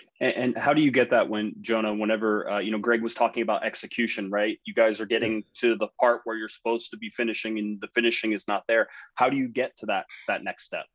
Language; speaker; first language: English; native; English